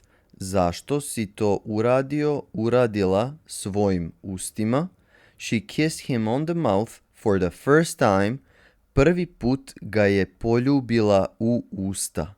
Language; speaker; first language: Serbian; native; Serbian